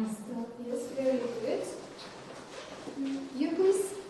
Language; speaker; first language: English; non-native, learner; Kazakh